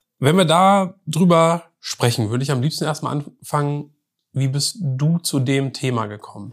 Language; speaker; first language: German; native; German